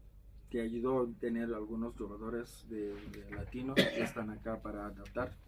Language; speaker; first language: Spanish; non-native, learner; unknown